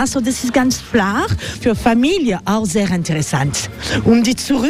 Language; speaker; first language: German; non-native, fluent; French